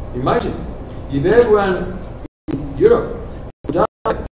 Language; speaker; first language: English; non-native, fluent; Spanish